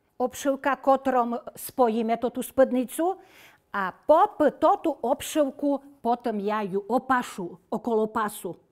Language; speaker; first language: Slovak; non-native, local second language; Rusyn